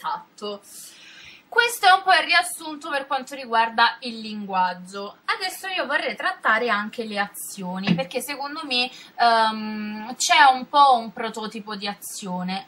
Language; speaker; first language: Italian; native; Italian